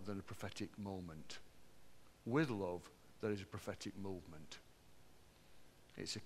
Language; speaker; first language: English; native; English